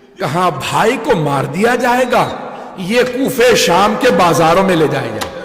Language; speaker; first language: Urdu; native; Urdu